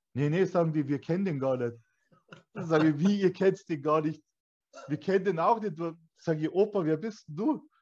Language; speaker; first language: German; early bilingual, other home language; Turkish